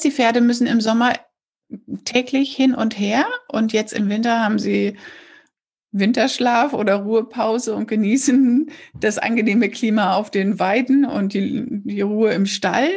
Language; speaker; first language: German; native; German